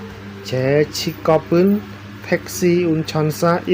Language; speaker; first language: Korean; non-native, learner; Khmer